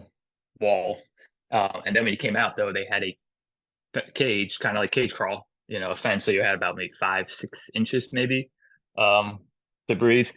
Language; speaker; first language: English; native; English